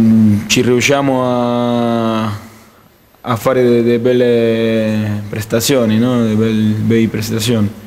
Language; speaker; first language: Italian; non-native, fluent; Spanish